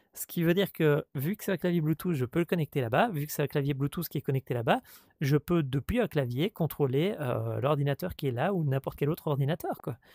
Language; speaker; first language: French; native; French